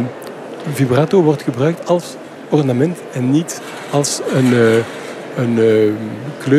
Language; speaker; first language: Dutch; non-native, fluent; French